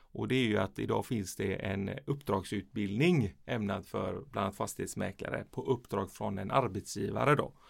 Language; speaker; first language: Swedish; early bilingual, other home language; Persian